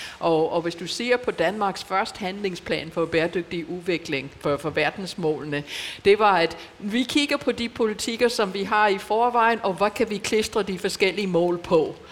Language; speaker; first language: Danish; non-native, fluent; English